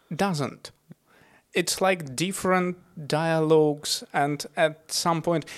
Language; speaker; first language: English; non-native, fluent; Russian